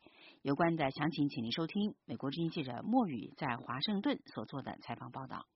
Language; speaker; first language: Chinese; native; Chinese